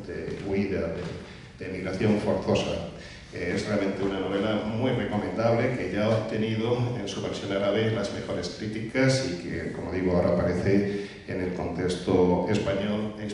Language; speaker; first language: Spanish; native; Spanish